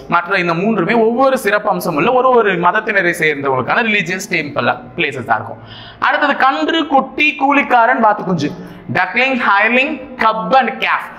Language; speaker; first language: Tamil; native; Tamil